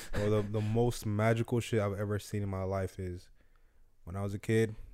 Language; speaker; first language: English; non-native, local second language; Yoruba